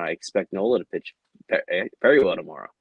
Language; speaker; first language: English; native; English